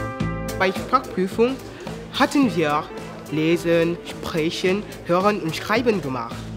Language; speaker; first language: German; non-native, learner; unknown